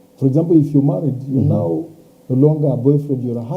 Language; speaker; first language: English; non-native, local second language; Swahili